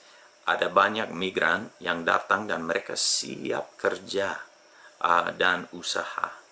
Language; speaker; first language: Indonesian; non-native, fluent; English